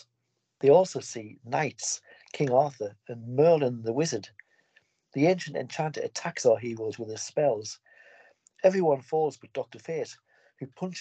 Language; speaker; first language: English; native; English